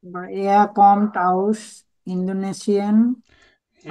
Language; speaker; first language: German; non-native, learner; Bangla